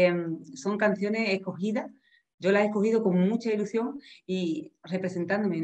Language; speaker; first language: Spanish; native; Spanish